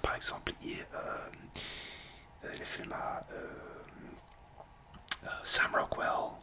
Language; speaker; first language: French; non-native, learner; English